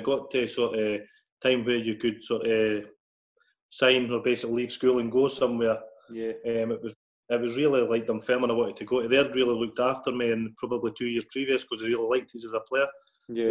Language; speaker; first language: English; native; English